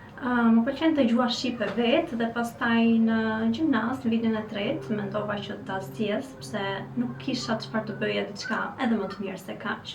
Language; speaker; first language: Albanian; native; Albanian